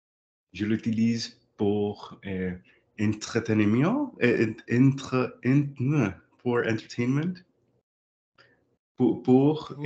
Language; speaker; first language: French; non-native, learner; English